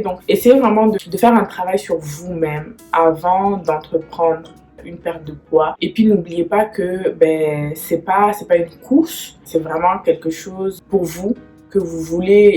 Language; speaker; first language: French; native; French